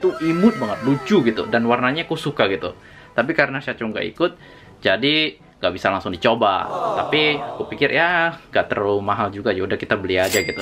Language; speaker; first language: Indonesian; native; Indonesian